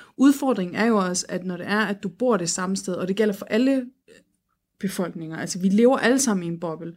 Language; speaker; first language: Danish; early bilingual, other home language; Turkish